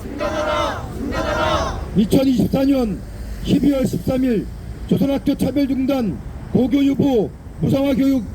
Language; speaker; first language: Korean; native; Korean